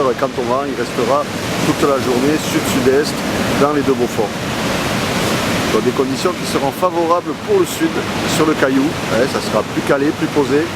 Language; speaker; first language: French; native; French